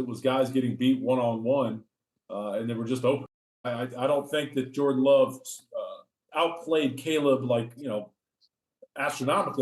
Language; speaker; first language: English; native; English